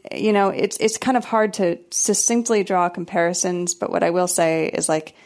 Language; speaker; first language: English; native; English